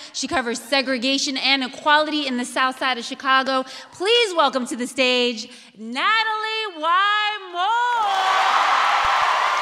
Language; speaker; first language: English; native; English